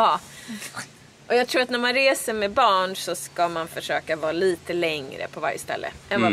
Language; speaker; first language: Swedish; native; Swedish